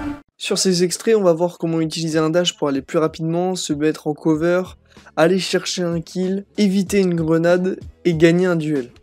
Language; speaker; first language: French; native; French